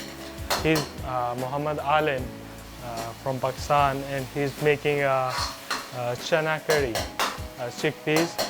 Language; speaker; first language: English; non-native, learner; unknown